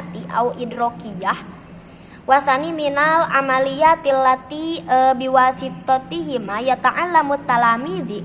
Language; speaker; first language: Arabic; non-native, learner; Indonesian